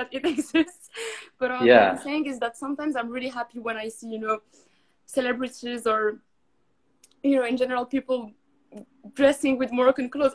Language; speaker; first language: English; non-native, fluent; Arabic